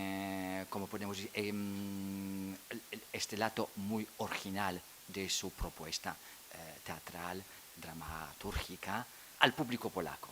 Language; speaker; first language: Spanish; non-native, fluent; Polish